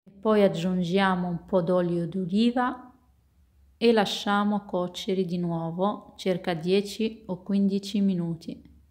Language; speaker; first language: Italian; non-native, fluent; Arabic